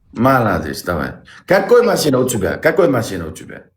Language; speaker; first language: Russian; non-native, learner; Uzbek